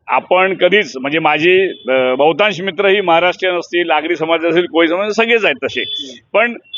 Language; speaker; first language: Marathi; non-native, local second language; Hindi